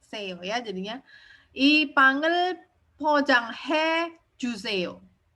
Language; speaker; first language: Korean; non-native, fluent; Indonesian